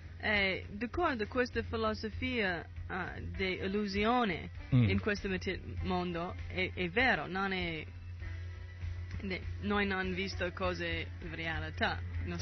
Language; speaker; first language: Italian; non-native, learner; English